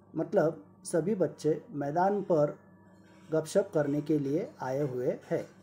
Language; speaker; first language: Hindi; non-native, local second language; Marathi